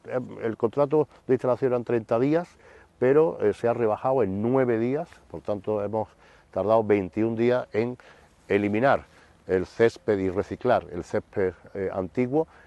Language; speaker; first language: Spanish; native; Spanish